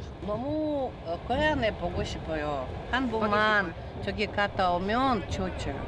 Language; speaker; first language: Korean; early bilingual, heritage; Korean